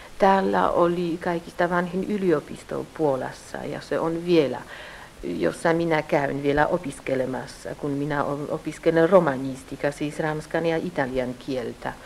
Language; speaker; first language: Finnish; early bilingual, heritage; Polish